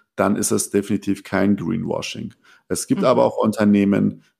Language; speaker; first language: German; early bilingual, other home language; Persian